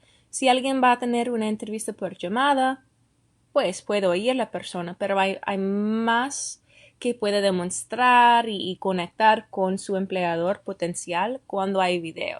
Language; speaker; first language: Spanish; non-native, fluent; English